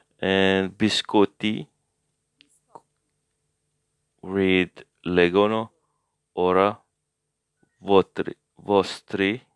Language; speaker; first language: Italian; non-native, learner; English